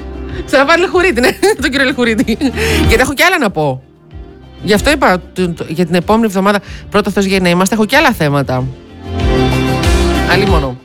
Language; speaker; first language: Greek; native; Greek